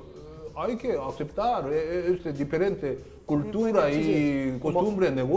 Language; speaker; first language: Spanish; non-native, learner; Korean